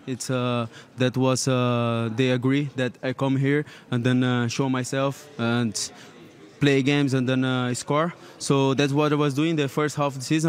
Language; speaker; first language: English; non-native, learner; Portuguese